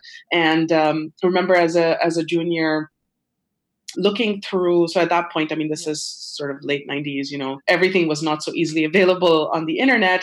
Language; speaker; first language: English; non-native, local second language; Urdu